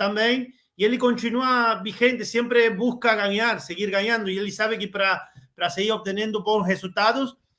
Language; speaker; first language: Portuguese; non-native, learner; Spanish